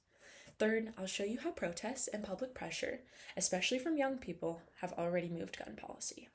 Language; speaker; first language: English; native; English